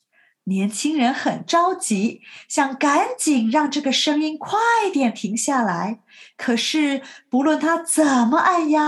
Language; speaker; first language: Chinese; native; Chinese